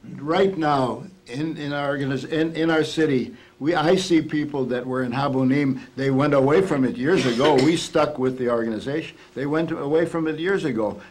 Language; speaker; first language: English; native; English